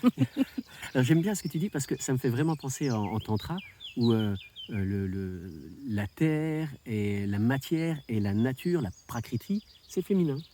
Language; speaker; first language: French; native; French